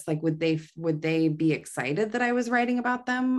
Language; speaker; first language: English; native; English